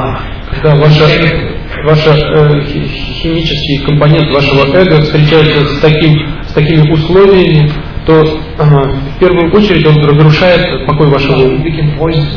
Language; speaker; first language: Russian; native; Russian